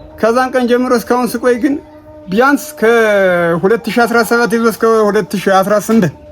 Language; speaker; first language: Amharic; native; Amharic